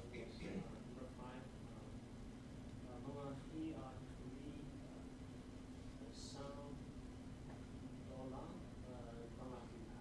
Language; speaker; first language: French; non-native, learner; English